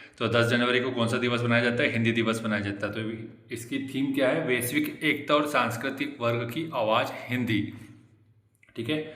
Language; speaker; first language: Hindi; native; Hindi